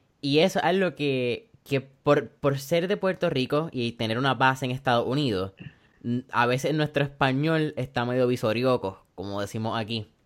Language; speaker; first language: Spanish; native; Spanish